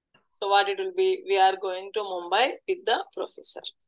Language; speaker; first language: English; non-native, local second language; Telugu